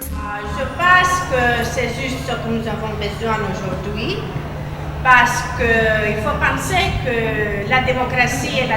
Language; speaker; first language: French; non-native, fluent; Greek